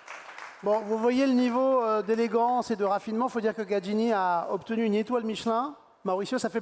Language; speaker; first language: French; native; French